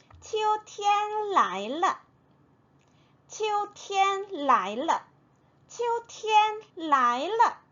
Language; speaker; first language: Chinese; non-native, fluent; Korean